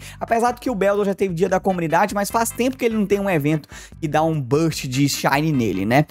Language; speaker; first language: Portuguese; native; Portuguese